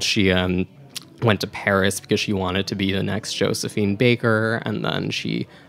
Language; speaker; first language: English; native; English